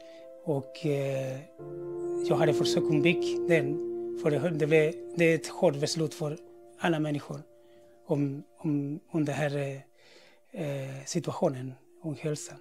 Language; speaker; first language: Swedish; non-native, fluent; Spanish